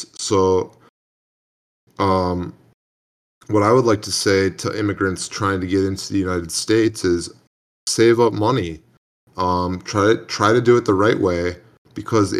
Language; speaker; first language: English; native; English